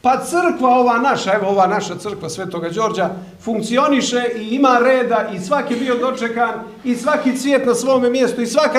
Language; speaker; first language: Croatian; native; Croatian